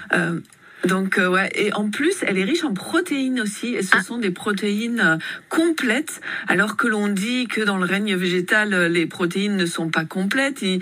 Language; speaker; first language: French; native; French